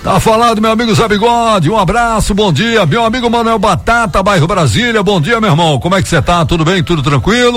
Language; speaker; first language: Portuguese; native; Portuguese